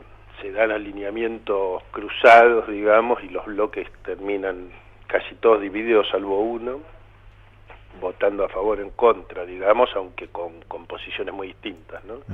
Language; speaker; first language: Spanish; native; Spanish